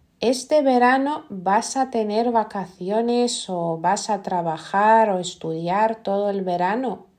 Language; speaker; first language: Spanish; non-native, fluent; Lithuanian